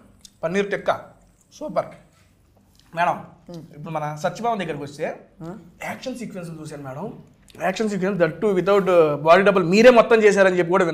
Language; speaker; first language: Telugu; native; Telugu